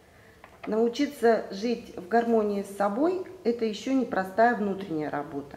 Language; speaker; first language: Russian; native; Russian